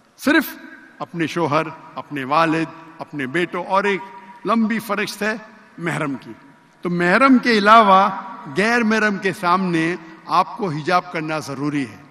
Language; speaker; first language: Urdu; non-native, local second language; Konkani